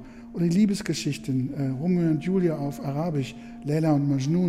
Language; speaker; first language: German; native; German